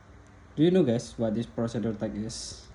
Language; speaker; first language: English; non-native, learner; Indonesian